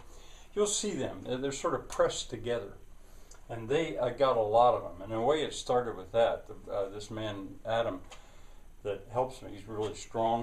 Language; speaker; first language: English; native; English